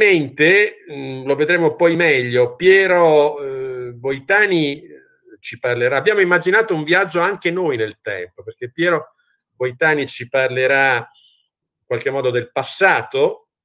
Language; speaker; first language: Italian; native; Italian